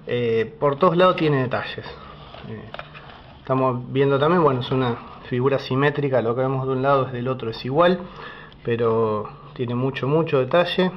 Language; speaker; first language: Spanish; native; Spanish